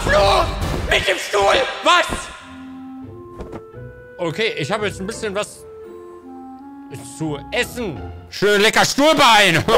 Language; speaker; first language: German; native; German